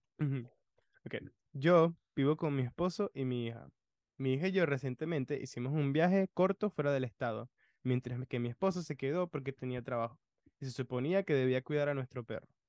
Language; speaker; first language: Spanish; early bilingual, other home language; English